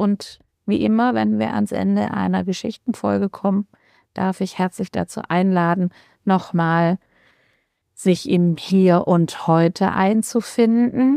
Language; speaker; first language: German; native; German